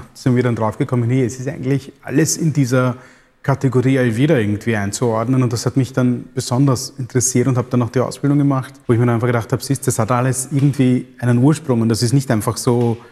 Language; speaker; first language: German; early bilingual, other home language; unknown